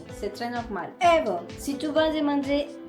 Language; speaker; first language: French; non-native, learner; Spanish